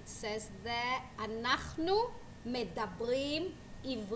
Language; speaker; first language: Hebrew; non-native, fluent; English